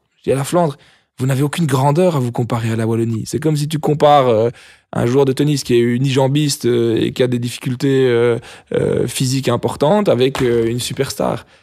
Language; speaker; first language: French; native; French